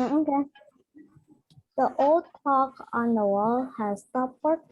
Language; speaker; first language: English; non-native, learner; Indonesian